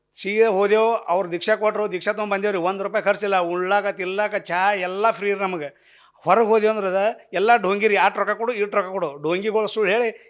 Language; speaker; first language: Kannada; native; Kannada